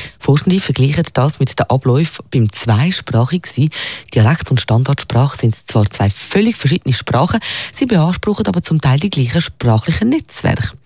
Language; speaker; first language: German; native; German